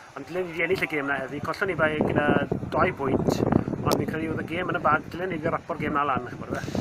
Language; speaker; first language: Welsh; native; Welsh